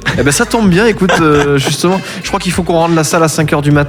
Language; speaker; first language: French; native; French